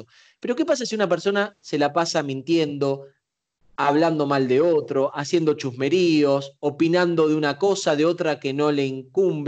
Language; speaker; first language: Spanish; native; Spanish